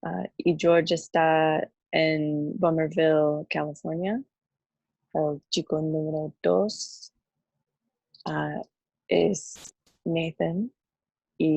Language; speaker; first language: Spanish; non-native, learner; English